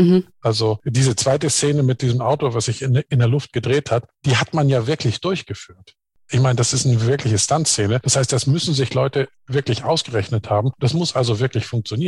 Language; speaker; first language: German; native; German